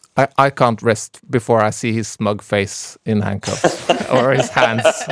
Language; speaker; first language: English; non-native, fluent; Norwegian